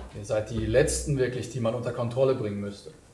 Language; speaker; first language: German; native; German